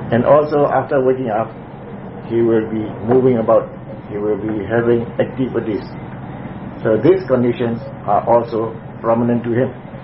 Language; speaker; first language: English; non-native, fluent; Burmese